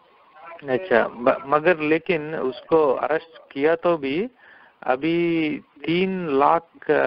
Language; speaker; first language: Hindi; non-native, local second language; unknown